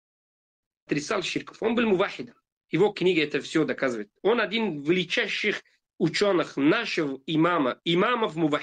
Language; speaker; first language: Russian; non-native, fluent; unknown